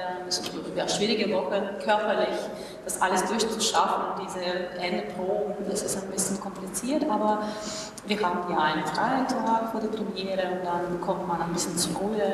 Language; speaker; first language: German; non-native, fluent; Russian